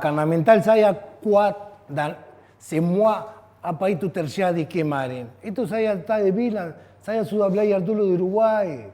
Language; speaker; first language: Indonesian; non-native, fluent; Spanish